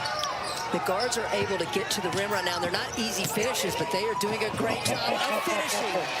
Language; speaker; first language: English; native; English